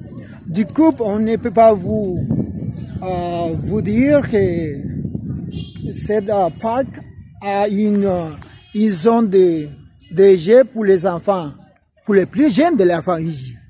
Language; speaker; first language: French; non-native, fluent; Spanish